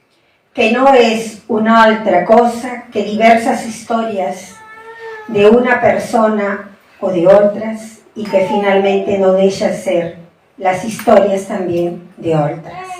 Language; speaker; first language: Catalan; non-native, fluent; Spanish